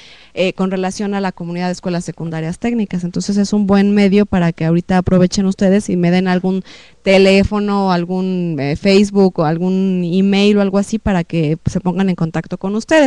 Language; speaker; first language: Spanish; native; Spanish